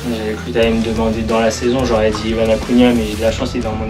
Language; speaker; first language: French; native; French